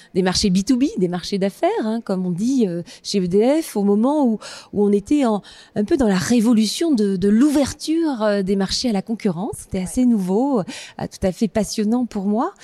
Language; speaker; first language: French; native; French